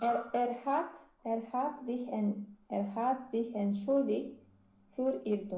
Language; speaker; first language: German; non-native, learner; Romanian